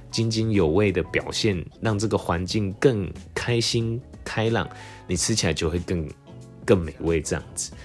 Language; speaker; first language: Chinese; native; Chinese